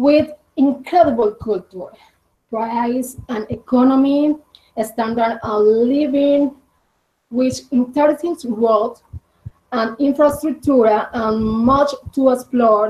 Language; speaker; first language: English; non-native, learner; Spanish